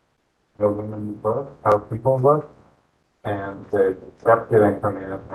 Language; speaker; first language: English; native; English